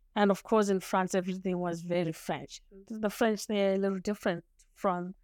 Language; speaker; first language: English; non-native, local second language; Shona